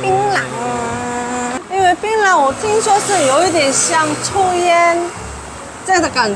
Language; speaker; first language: Chinese; non-native, fluent; Korean